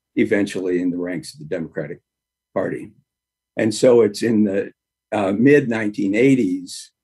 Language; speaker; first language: English; native; English